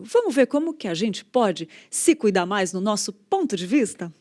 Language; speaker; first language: Portuguese; native; Portuguese